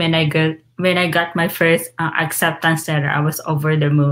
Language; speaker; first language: English; non-native, local second language; Filipino